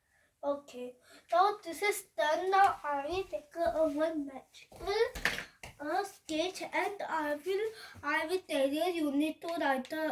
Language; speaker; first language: English; non-native, learner; Hindi